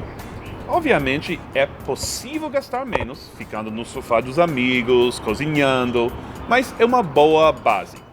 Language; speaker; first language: Portuguese; non-native, fluent; English